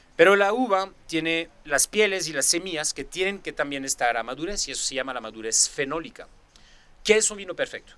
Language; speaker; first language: Spanish; non-native, fluent; French